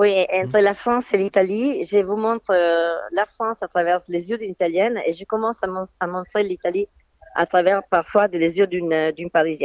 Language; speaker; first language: French; non-native, fluent; Italian